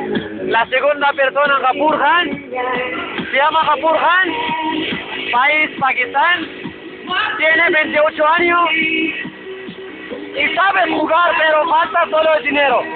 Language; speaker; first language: Spanish; non-native, learner; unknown